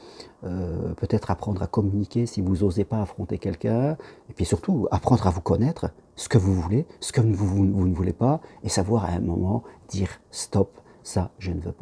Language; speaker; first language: French; native; French